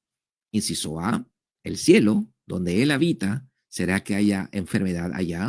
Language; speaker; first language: Spanish; native; Spanish